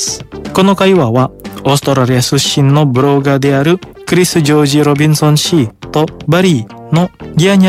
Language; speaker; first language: Japanese; non-native, fluent; Indonesian